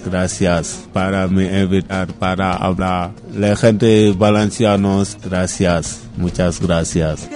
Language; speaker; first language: Spanish; non-native, learner; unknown